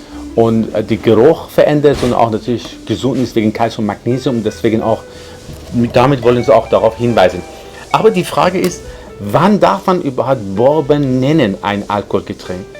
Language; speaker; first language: German; non-native, fluent; Persian